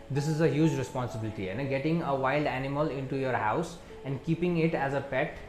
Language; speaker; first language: English; non-native, local second language; Nepali